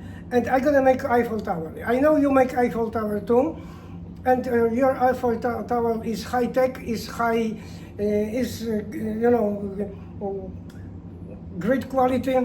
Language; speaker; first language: English; non-native, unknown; Polish